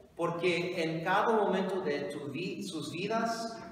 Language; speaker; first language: Spanish; non-native, fluent; English